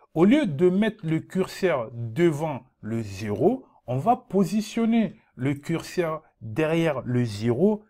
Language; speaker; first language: French; non-native, local second language; Dyula